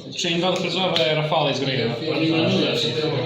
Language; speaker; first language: Bosnian; native; Bosnian